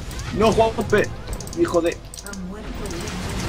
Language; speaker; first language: Spanish; native; Spanish